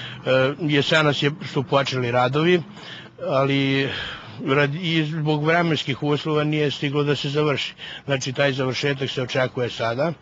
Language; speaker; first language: Serbian; native; Serbian